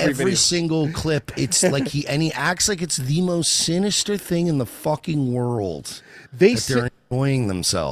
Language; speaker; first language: English; native; English